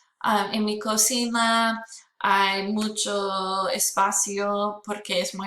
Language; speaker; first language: Spanish; non-native, fluent; English